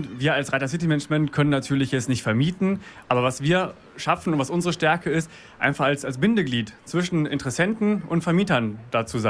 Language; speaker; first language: German; native; German